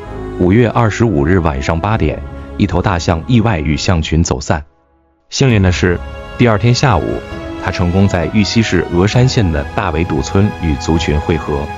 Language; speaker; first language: Chinese; native; Chinese